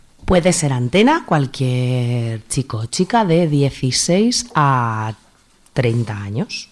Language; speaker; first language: Spanish; native; Spanish